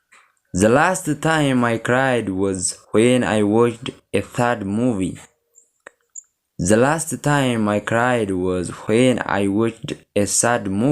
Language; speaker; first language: English; non-native, local second language; Oromo